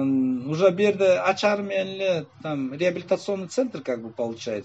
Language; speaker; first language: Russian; non-native, local second language; Kyrgyz